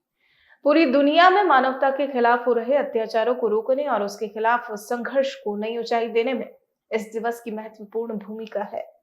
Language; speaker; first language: Hindi; native; Hindi